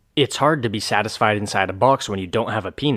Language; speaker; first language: English; native; English